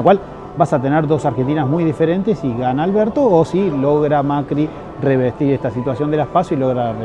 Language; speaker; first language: Spanish; native; Spanish